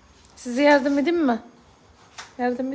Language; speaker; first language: Turkish; non-native, learner; Arabic